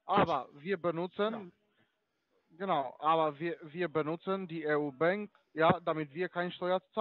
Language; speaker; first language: German; non-native, learner; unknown